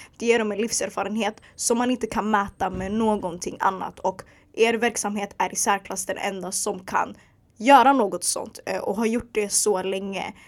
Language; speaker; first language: Swedish; early bilingual, other home language; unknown